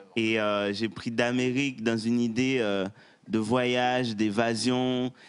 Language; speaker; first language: French; non-native, local second language; Haitian Creole